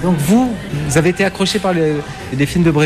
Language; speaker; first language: French; native; French